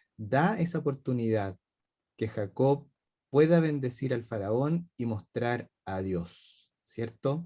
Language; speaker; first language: Spanish; native; Spanish